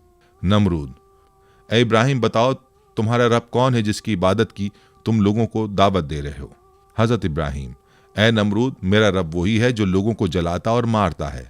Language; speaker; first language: Urdu; native; Urdu